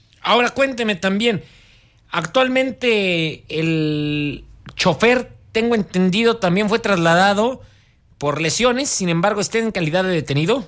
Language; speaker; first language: Spanish; native; Spanish